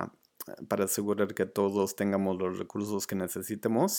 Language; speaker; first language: Spanish; early bilingual, other home language; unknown